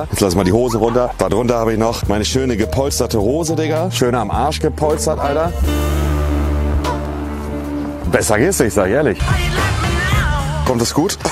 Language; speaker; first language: German; native; German